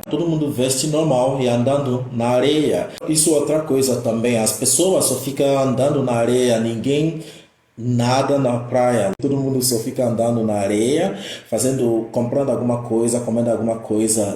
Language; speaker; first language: Portuguese; non-native, fluent; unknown